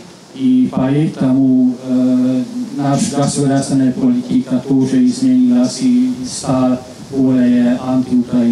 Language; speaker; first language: Russian; non-native, local second language; Hungarian